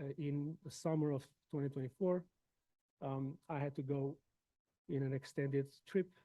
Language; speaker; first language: English; non-native, fluent; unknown